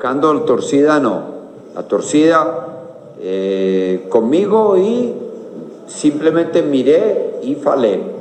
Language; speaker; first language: Portuguese; non-native, learner; Spanish